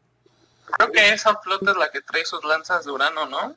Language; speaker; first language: Spanish; native; Spanish